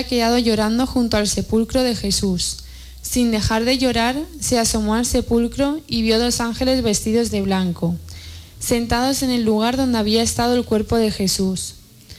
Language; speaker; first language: Spanish; native; Spanish